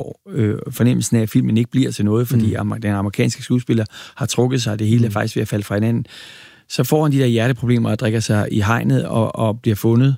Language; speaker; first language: Danish; native; Danish